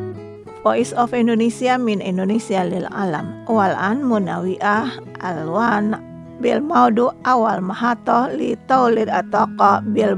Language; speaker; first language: Arabic; non-native, learner; Indonesian